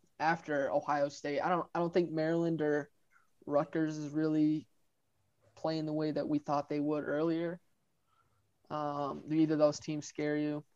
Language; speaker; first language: English; native; English